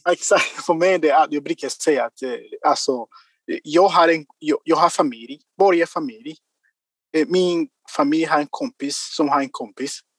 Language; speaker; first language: Swedish; non-native, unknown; Kinyarwanda